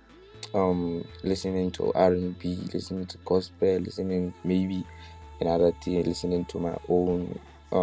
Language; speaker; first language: English; non-native, local second language; Southern Sotho